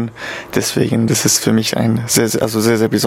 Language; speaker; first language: German; non-native, fluent; Arabic